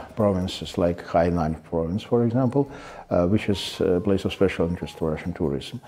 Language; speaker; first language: English; non-native, fluent; Russian